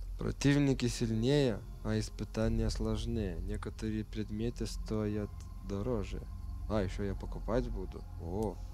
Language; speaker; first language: Russian; non-native, fluent; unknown